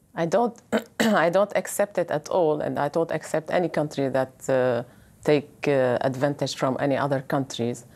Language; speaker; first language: English; non-native, fluent; Arabic